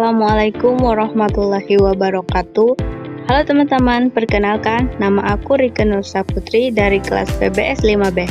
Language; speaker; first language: Indonesian; native; Indonesian